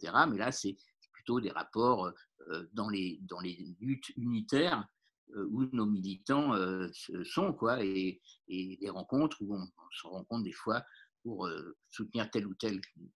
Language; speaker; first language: French; native; French